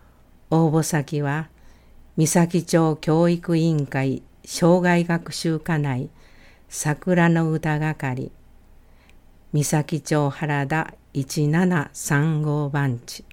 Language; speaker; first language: Japanese; native; Japanese